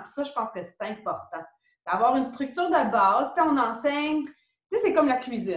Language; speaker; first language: French; native; French